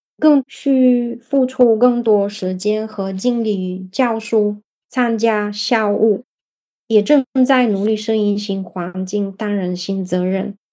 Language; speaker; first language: Chinese; non-native, fluent; Bulgarian